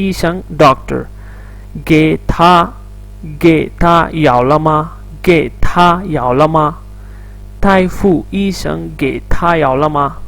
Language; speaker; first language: Chinese; non-native, fluent; Urdu